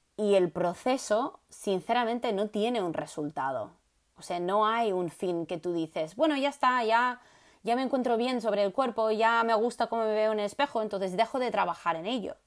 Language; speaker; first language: Spanish; non-native, fluent; English